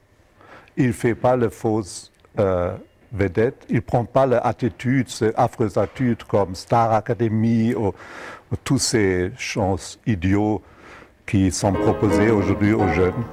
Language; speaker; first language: French; non-native, fluent; German